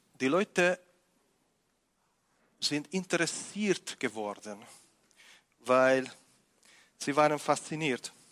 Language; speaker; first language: German; non-native, fluent; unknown